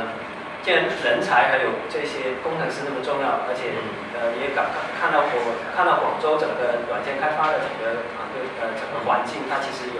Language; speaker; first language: Chinese; native; Chinese